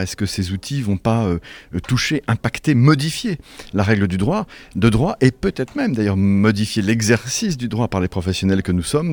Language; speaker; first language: French; native; French